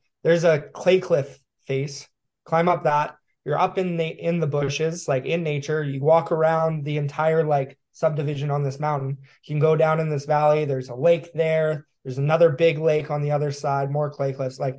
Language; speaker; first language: English; native; English